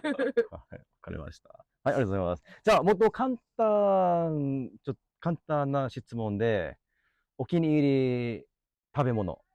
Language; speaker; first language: Japanese; non-native, learner; English